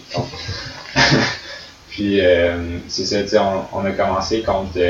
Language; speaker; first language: French; native; French